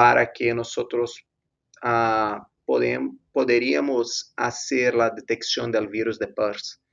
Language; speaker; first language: Spanish; non-native, fluent; Portuguese